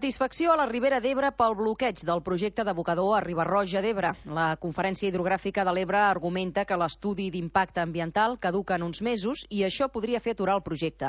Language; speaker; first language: Catalan; native; Catalan